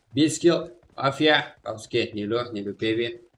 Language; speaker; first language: Russian; non-native, local second language; Kazakh